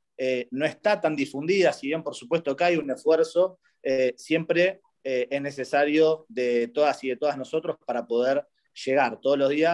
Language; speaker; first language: Spanish; native; Spanish